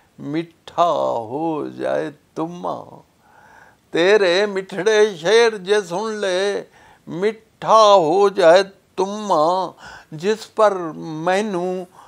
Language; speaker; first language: Punjabi; native; Punjabi